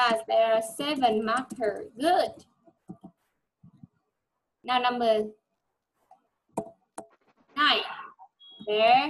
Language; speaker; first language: English; non-native, fluent; Vietnamese